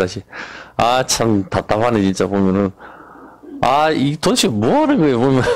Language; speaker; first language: Korean; native; Korean